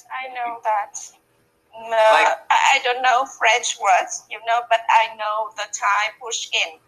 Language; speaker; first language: English; non-native, learner; Vietnamese